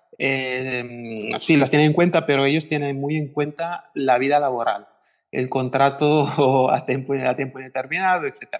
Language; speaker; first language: Spanish; non-native, fluent; Italian